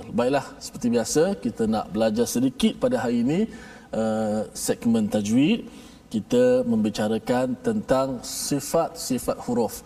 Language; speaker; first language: Malay; native; Malay